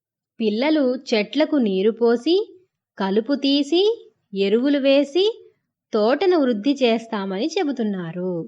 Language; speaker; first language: Telugu; native; Telugu